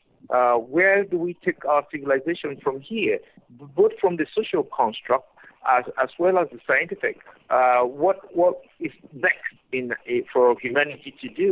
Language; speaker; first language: English; non-native, local second language; Igbo